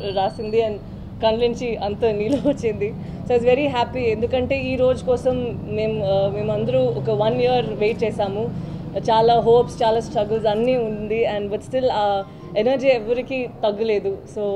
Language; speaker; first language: Telugu; non-native, learner; Tamil